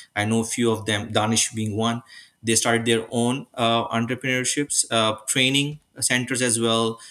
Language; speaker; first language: English; non-native, local second language; Urdu